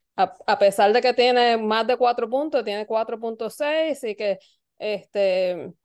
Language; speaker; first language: Spanish; native; Spanish